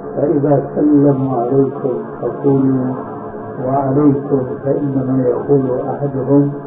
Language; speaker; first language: Arabic; early bilingual, other home language; Albanian